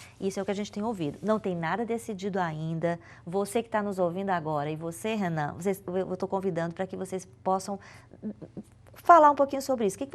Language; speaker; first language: Portuguese; native; Portuguese